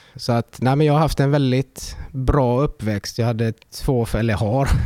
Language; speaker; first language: Swedish; early bilingual, other home language; Finnish